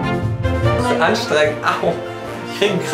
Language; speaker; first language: German; native; German